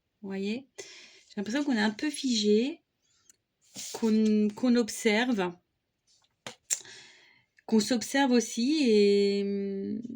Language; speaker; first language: French; native; French